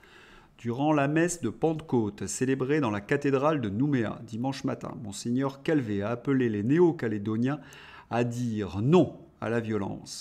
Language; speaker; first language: French; native; French